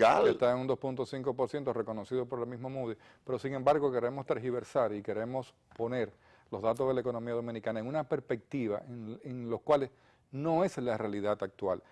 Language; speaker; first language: Spanish; native; Spanish